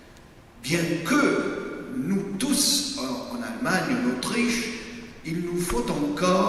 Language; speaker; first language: French; non-native, fluent; German